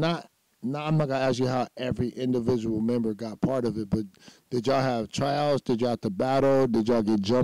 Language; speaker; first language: English; native; English